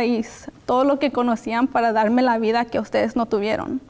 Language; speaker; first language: Spanish; early bilingual, heritage; Spanish